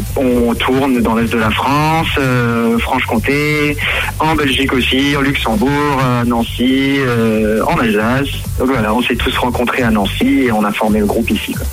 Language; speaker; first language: French; native; French